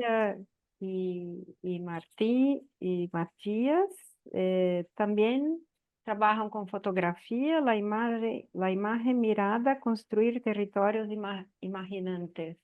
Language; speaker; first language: Spanish; non-native, learner; Portuguese